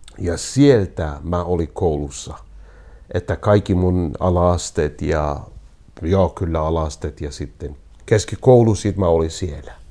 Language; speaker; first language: Finnish; non-native, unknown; Kurdish